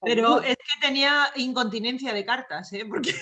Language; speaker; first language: Spanish; native; Spanish